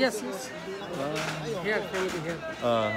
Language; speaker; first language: English; non-native, learner; Bangla